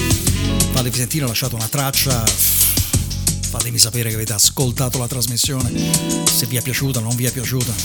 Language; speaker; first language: Italian; native; Italian